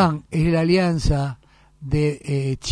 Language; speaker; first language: Spanish; native; Spanish